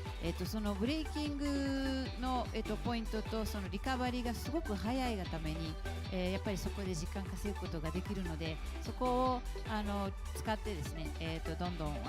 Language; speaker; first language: Japanese; native; Japanese